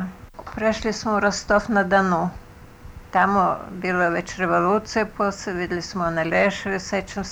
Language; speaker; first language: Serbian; early bilingual, other home language; Russian